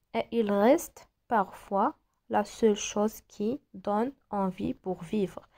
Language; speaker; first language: French; non-native, local second language; Arabic